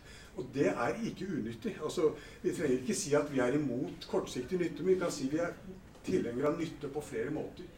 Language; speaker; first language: Norwegian; native; Norwegian